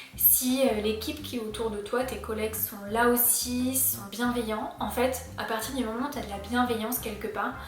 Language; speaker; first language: French; native; French